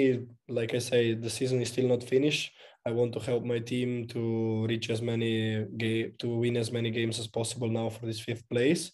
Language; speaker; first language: English; non-native, fluent; Slovenian